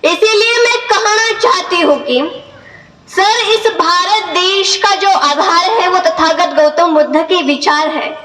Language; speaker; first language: Hindi; non-native, local second language; Marathi